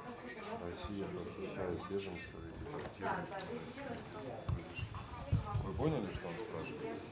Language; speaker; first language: Russian; native; Russian